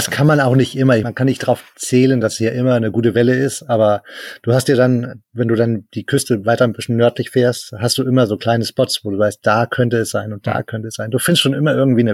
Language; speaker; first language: German; native; German